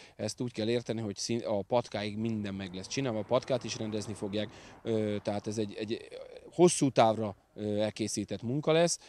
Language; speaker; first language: Hungarian; native; Hungarian